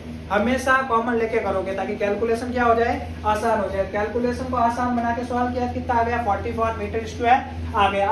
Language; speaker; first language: Hindi; native; Hindi